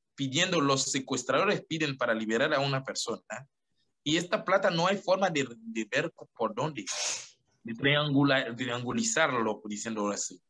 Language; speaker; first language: Spanish; non-native, fluent; Haitian Creole